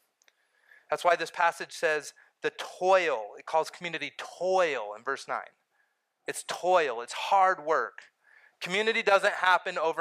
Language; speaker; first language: English; native; English